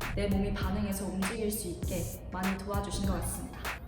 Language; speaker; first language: Korean; native; Korean